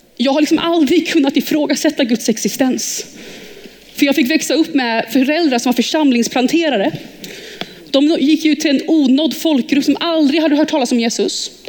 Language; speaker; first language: Swedish; early bilingual, heritage; Swedish